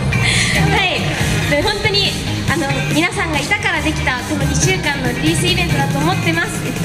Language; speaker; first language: Japanese; native; Japanese